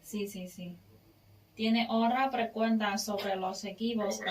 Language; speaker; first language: Spanish; non-native, learner; Chinese